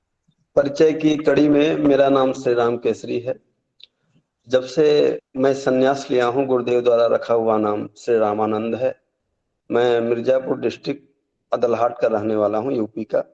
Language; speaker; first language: Hindi; native; Hindi